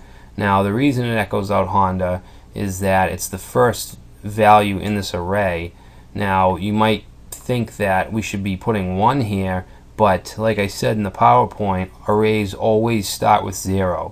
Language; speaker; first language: English; native; English